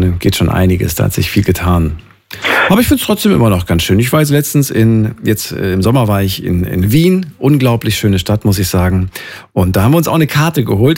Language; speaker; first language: German; native; German